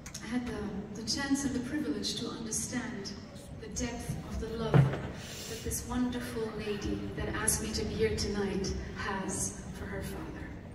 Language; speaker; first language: English; non-native, fluent; French